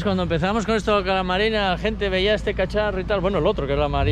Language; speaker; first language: Spanish; native; Spanish